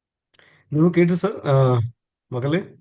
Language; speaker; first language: Kannada; non-native, learner; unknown